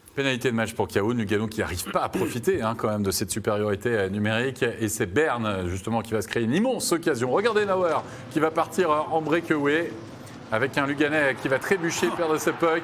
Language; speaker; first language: French; native; French